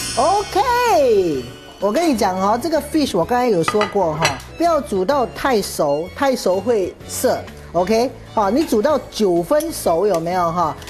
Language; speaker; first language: Chinese; native; Chinese